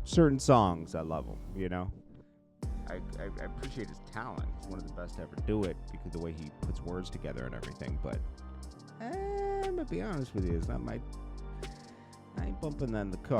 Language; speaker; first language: English; native; English